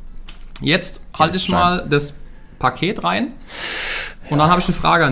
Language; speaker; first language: German; native; German